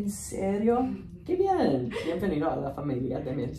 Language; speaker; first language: Spanish; non-native, learner; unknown